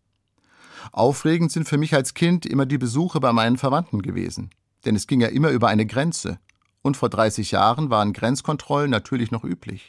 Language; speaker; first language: German; native; German